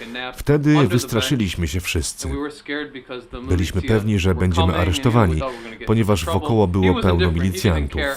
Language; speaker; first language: Polish; non-native, fluent; English